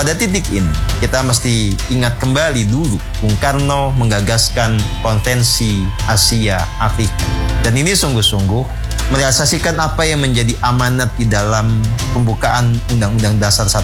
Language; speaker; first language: Indonesian; native; Indonesian